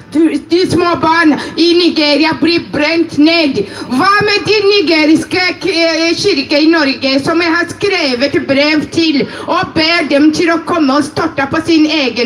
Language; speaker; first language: Norwegian; non-native, fluent; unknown